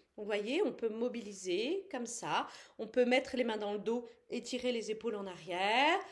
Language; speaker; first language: French; native; French